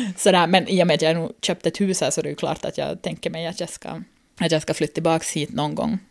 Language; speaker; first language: Swedish; native; Swedish